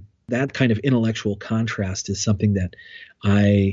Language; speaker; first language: English; native; English